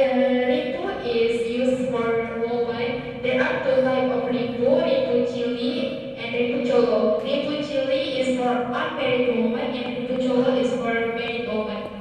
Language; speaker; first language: English; non-native, learner; Indonesian